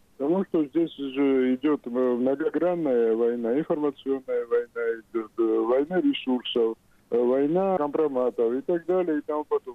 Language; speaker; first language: Russian; non-native, local second language; Georgian